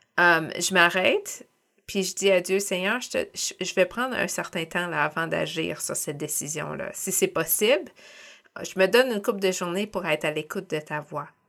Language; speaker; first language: French; native; French